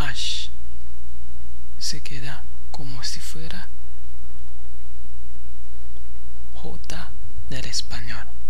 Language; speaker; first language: Spanish; non-native, fluent; Haitian Creole